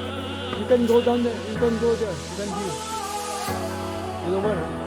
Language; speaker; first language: English; non-native, learner; Thai